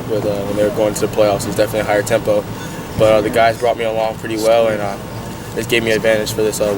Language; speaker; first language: English; native; English